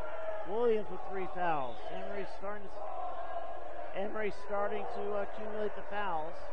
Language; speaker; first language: English; native; English